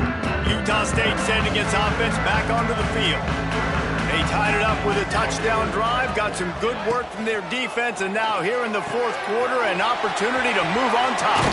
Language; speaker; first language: English; native; English